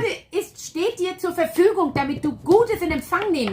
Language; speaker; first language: German; native; German